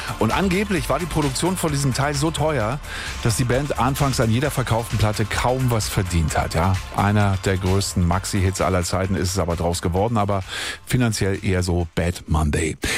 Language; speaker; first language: German; native; German